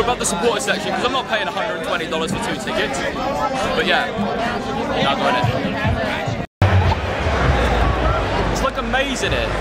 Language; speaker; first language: English; native; English